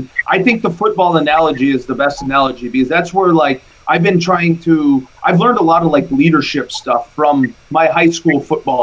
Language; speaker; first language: English; native; English